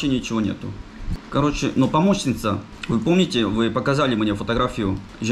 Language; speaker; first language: Russian; non-native, fluent; Korean